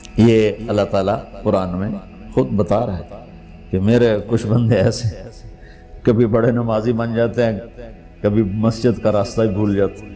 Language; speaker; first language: Urdu; non-native, local second language; Punjabi